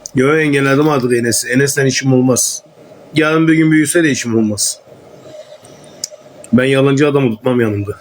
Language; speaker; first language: Turkish; native; Turkish